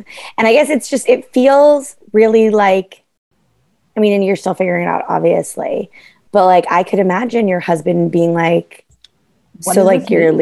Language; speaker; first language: English; native; English